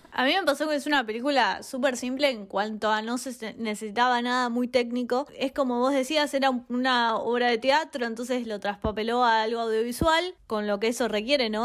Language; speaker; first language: Spanish; native; Spanish